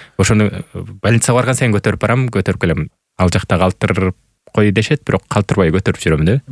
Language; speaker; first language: Kyrgyz; native; Kyrgyz